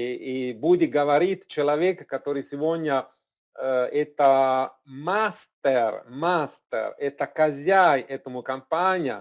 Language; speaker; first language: Russian; non-native, learner; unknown